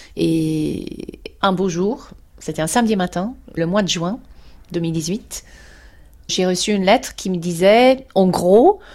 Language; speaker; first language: French; non-native, fluent; English